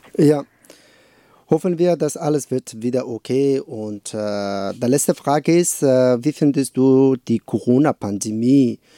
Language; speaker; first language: German; non-native, learner; Persian